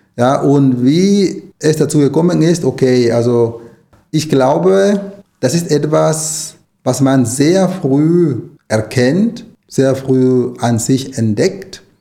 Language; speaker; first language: German; non-native, fluent; Spanish